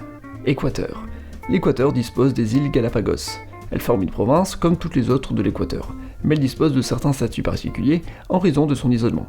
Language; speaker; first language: French; native; French